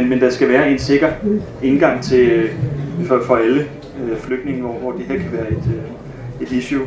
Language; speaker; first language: Danish; native; Danish